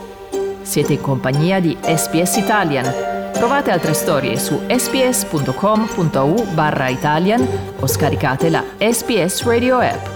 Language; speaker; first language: Italian; native; Italian